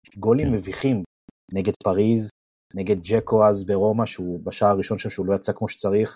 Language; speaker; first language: Hebrew; native; Hebrew